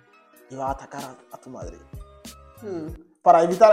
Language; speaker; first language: Spanish; non-native, learner; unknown